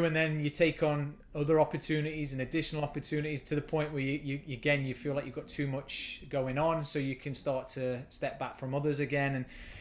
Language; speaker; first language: English; native; English